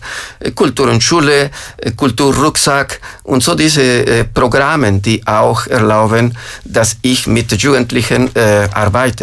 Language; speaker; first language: German; non-native, fluent; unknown